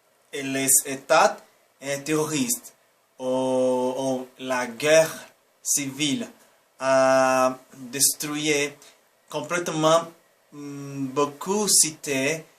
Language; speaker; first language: French; non-native, learner; Portuguese